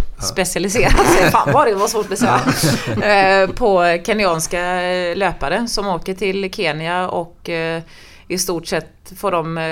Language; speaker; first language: Swedish; native; Swedish